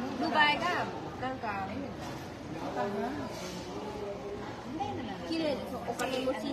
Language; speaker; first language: Japanese; non-native, learner; Vietnamese